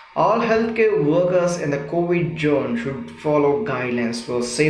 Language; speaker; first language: English; non-native, local second language; Telugu